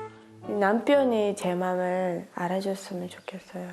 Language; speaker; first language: Korean; non-native, fluent; Uzbek